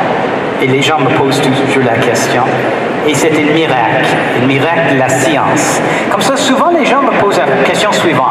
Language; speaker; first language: French; non-native, fluent; English